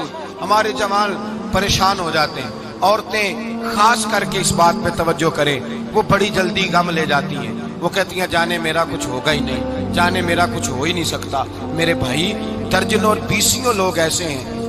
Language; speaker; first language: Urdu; non-native, local second language; Punjabi